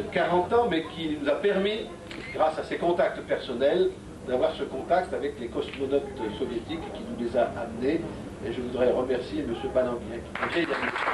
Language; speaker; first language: French; native; French